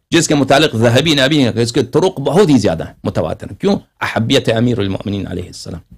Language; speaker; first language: Urdu; non-native, local second language; Persian